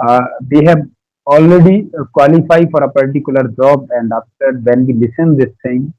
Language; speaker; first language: English; non-native, learner; Hindi